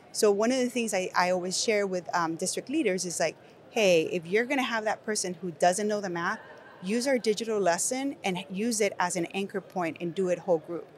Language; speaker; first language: English; non-native, fluent; Spanish